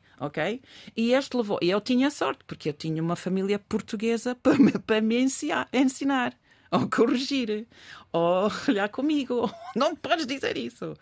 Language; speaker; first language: Portuguese; non-native, fluent; English